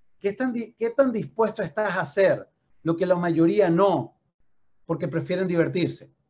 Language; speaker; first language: Spanish; native; Spanish